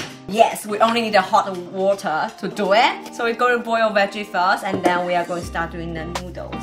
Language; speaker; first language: English; non-native, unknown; Chinese